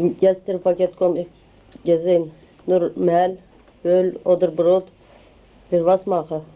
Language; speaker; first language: German; non-native, learner; Turkish